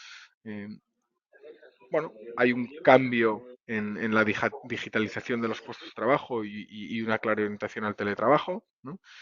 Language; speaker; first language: Spanish; native; Spanish